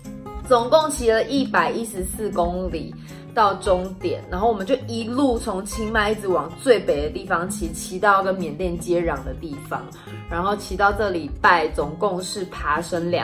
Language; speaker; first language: Chinese; native; Chinese